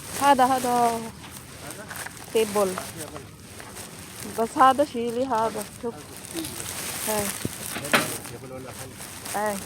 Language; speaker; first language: Arabic; non-native, learner; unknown